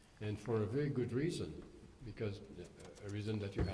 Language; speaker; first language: English; non-native, local second language; French